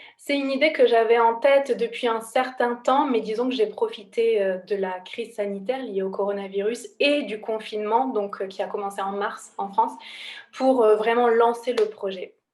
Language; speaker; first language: French; native; French